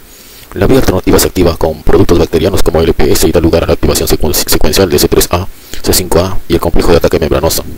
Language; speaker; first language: Spanish; native; Spanish